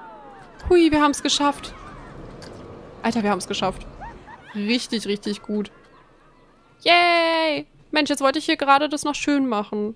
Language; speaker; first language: German; native; German